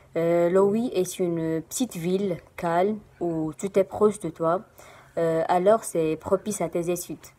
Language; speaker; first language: French; non-native, local second language; Arabic